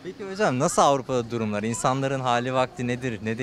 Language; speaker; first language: Turkish; native; Turkish